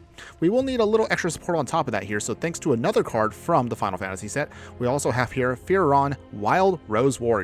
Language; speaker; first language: English; native; English